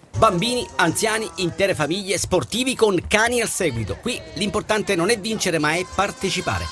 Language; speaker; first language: Italian; native; Italian